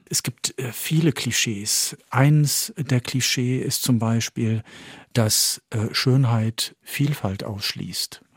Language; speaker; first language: German; early bilingual, heritage; French